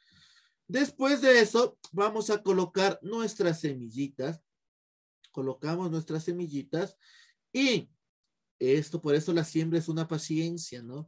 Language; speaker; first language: Spanish; native; Spanish